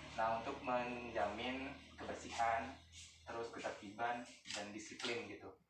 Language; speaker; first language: Indonesian; native; Indonesian